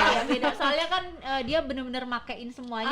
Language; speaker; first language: Indonesian; native; Indonesian